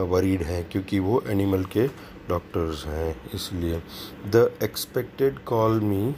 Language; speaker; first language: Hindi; non-native, local second language; Gujarati